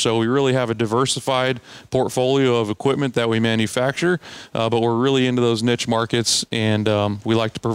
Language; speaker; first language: English; native; English